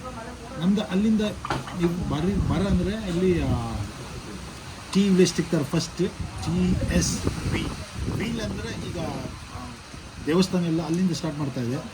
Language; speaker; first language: Kannada; non-native, local second language; Tibetan